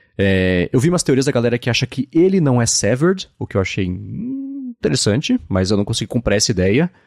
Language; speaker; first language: Portuguese; native; Portuguese